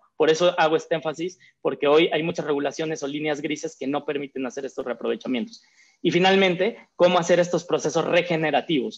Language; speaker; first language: Spanish; native; Spanish